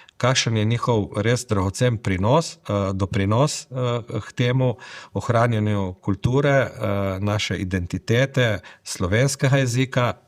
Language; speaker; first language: Slovenian; native; Slovenian